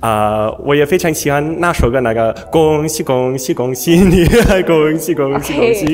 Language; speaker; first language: Chinese; early bilingual, heritage; Chinese